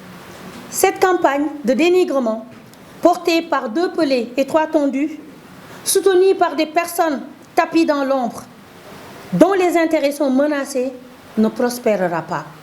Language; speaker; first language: French; non-native, local second language; Wolof